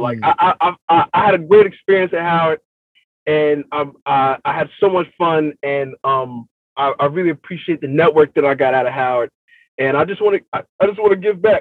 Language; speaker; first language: English; native; English